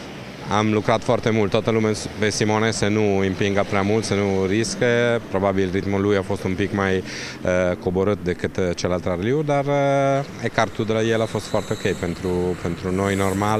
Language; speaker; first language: Romanian; non-native, fluent; Italian